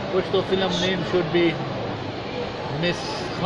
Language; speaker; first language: English; non-native, fluent; Pashto